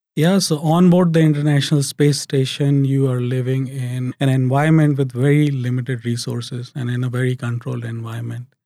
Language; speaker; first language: English; non-native, local second language; Hindi